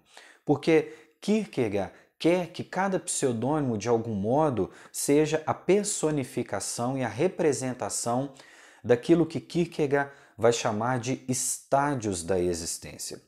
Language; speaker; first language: Portuguese; native; Portuguese